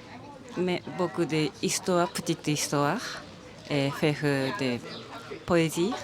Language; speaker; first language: French; non-native, learner; Japanese